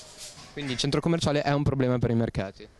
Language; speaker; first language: Italian; native; Italian